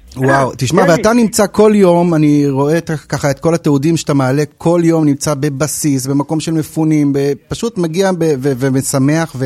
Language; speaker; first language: Hebrew; native; Hebrew